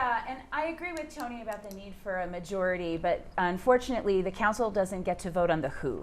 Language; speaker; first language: English; native; English